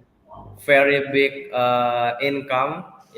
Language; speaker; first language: English; non-native, learner; Indonesian